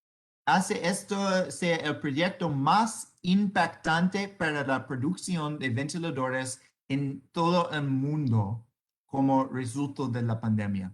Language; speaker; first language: Spanish; non-native, fluent; English